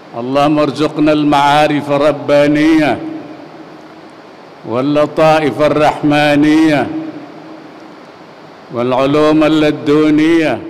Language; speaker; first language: Arabic; non-native, fluent; Indonesian